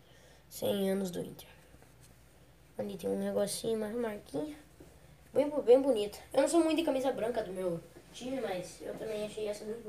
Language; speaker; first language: Portuguese; native; Portuguese